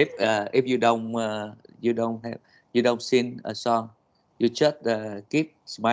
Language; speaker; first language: English; non-native, learner; Vietnamese